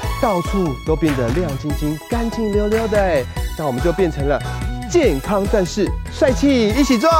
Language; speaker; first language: Chinese; native; Chinese